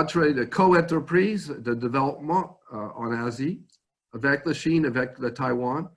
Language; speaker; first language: French; non-native, fluent; English